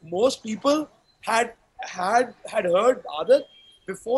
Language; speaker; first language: English; non-native, local second language; Urdu